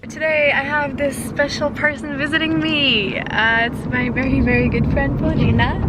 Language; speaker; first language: English; non-native, fluent; Lithuanian